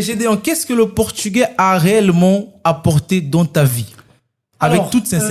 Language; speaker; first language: French; native; French